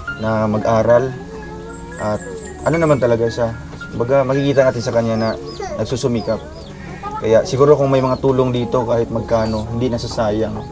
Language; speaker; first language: Filipino; non-native, local second language; Cebuano